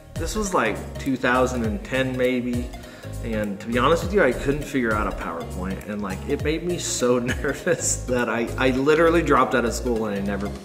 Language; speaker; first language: English; native; English